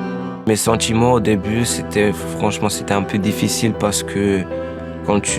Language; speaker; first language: French; non-native, fluent; Albanian